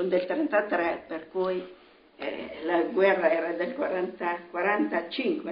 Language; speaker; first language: Italian; native; Italian